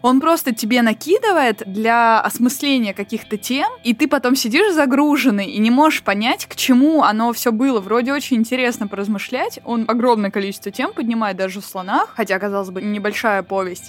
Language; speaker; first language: Russian; native; Russian